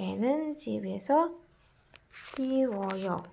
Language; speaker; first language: Korean; non-native, fluent; Indonesian